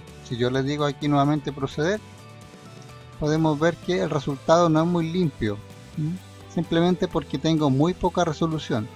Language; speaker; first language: Spanish; native; Spanish